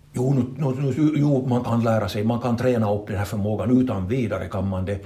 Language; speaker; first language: Swedish; native; Swedish